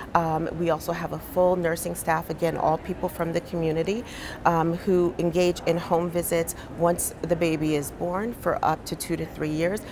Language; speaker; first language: English; native; English